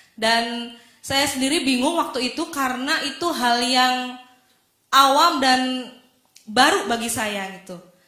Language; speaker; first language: Indonesian; native; Indonesian